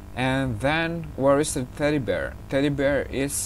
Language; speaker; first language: English; non-native, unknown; Indonesian